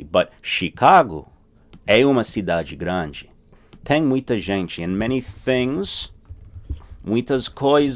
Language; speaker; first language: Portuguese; non-native, fluent; English